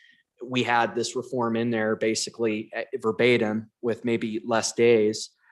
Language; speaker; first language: English; native; English